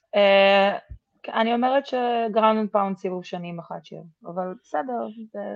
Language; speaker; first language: Hebrew; early bilingual, other home language; Russian